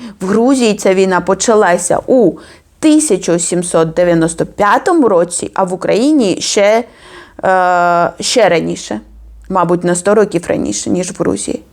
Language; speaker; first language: Ukrainian; non-native, fluent; Georgian